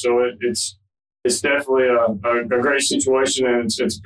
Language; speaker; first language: English; native; English